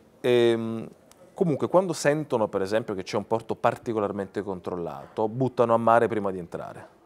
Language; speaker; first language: Italian; native; Italian